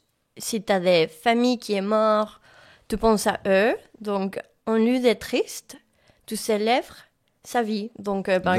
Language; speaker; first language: French; non-native, learner; Spanish